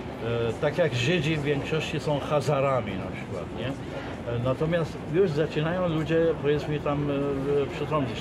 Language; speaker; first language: Polish; non-native, fluent; Arabic